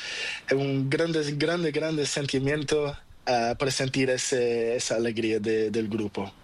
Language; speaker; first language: Spanish; non-native, learner; Portuguese